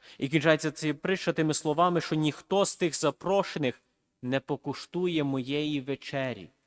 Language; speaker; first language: Ukrainian; early bilingual, heritage; Ukrainian